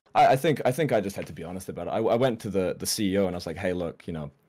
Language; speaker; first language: English; native; English